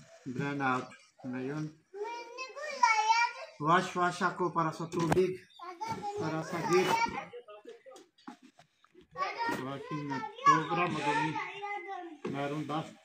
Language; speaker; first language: Filipino; non-native, learner; Punjabi